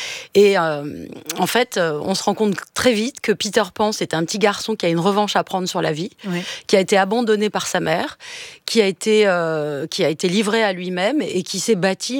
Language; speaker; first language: French; native; French